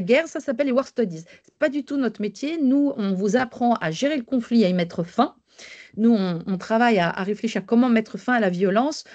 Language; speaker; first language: French; native; French